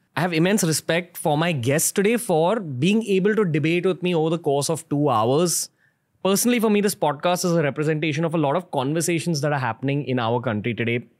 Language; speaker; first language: English; non-native, local second language; Hindi